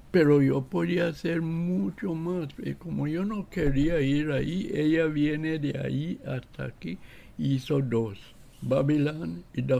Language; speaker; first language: Spanish; non-native, local second language; English